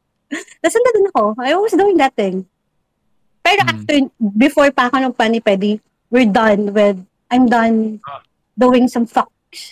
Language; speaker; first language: English; non-native, local second language; Filipino